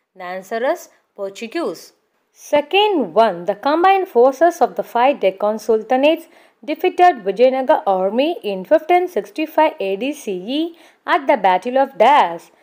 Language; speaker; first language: English; non-native, local second language; Tamil